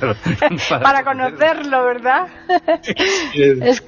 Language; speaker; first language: Spanish; native; Spanish